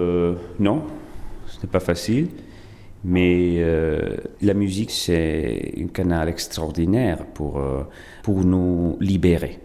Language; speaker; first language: French; non-native, fluent; Italian